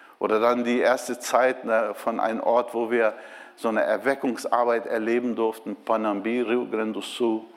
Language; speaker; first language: German; non-native, fluent; Portuguese